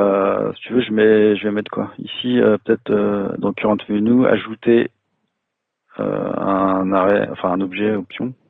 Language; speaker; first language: French; native; French